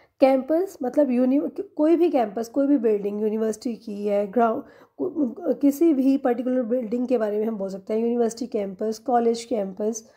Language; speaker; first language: Hindi; non-native, local second language; Punjabi